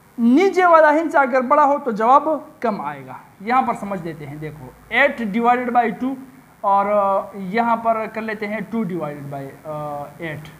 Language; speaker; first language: Urdu; non-native, local second language; Pashto